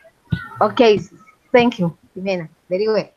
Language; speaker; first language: English; non-native, learner; Spanish